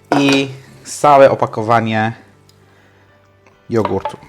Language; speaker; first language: Polish; non-native, learner; Hindi